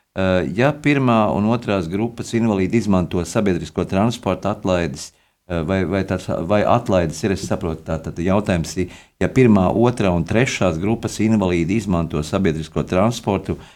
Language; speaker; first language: Latvian; native; Latvian